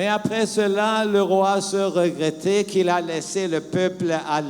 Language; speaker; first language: French; non-native, learner; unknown